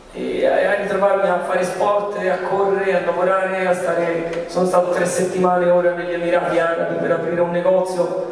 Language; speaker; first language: Italian; early bilingual, other home language; Arabic